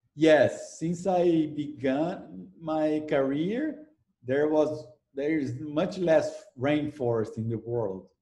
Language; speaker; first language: English; non-native, fluent; Portuguese